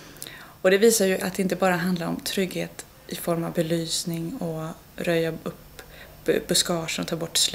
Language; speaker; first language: Swedish; native; Swedish